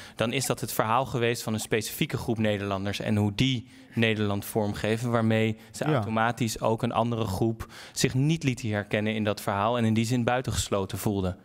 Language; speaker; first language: Dutch; native; Dutch